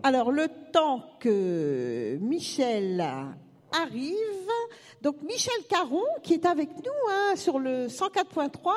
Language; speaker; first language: French; native; French